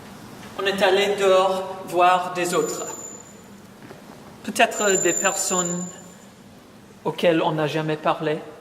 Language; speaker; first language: French; non-native, fluent; English